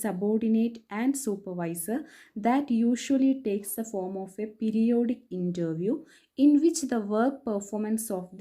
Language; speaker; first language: English; non-native, local second language; Malayalam